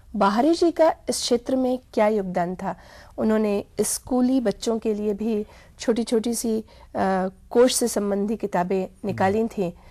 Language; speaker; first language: Hindi; native; Hindi